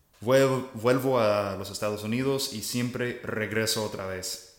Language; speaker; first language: Spanish; non-native, fluent; English